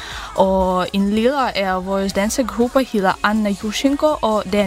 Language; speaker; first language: Danish; non-native, fluent; Ukrainian